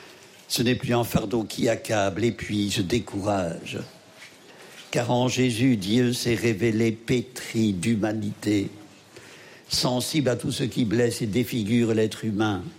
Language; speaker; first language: French; native; French